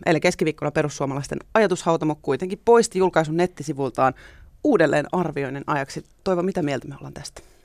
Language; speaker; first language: Finnish; native; Finnish